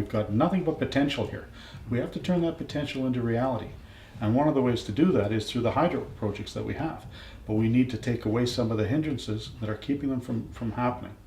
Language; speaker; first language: English; native; English